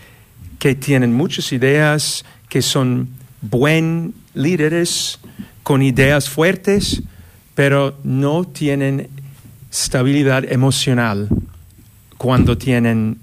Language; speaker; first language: Spanish; non-native, fluent; English